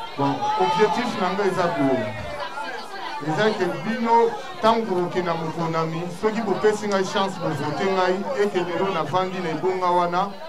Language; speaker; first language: Lingala; native; Lingala